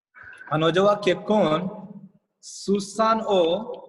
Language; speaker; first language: Japanese; non-native, fluent; Hindi